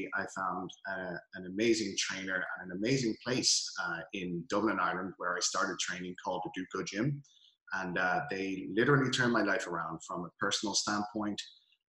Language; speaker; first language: English; native; English